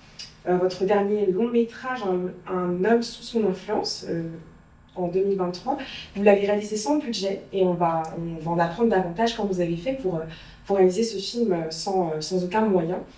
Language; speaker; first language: French; native; French